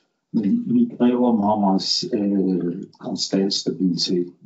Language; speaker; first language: Danish; non-native, local second language; Kalaallisut